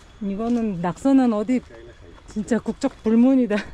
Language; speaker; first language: Korean; native; Korean